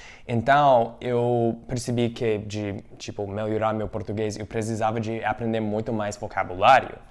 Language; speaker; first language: Portuguese; non-native, fluent; English